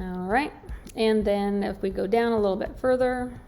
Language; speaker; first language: English; native; English